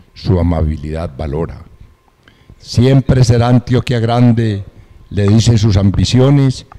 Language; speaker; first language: Spanish; native; Spanish